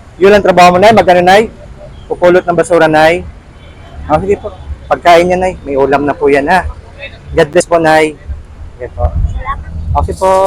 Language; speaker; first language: Filipino; native; Filipino